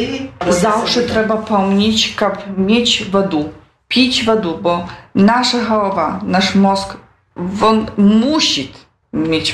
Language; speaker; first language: Polish; non-native, local second language; Ukrainian